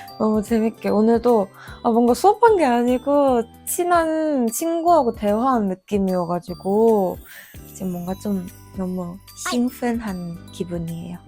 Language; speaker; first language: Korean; native; Korean